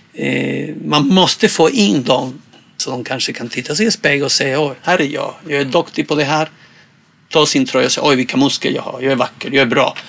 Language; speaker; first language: Swedish; non-native, fluent; Spanish